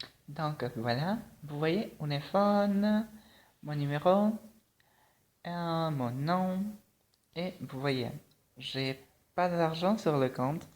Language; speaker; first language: French; non-native, fluent; Spanish